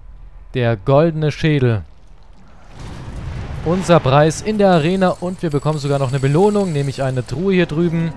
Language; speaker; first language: German; native; German